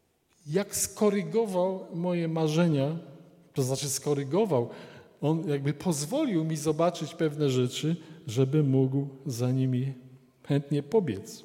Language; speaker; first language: Polish; native; Polish